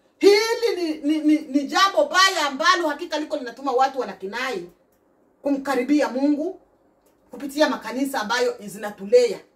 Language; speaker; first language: Swahili; native; Swahili